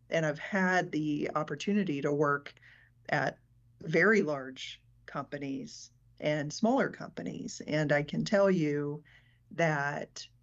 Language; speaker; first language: English; native; English